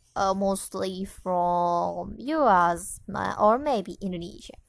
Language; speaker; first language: English; non-native, learner; Indonesian